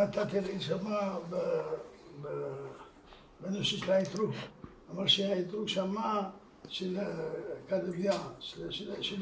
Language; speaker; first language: Hebrew; non-native, fluent; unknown